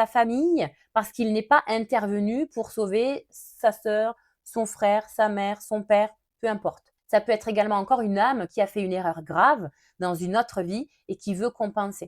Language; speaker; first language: French; native; French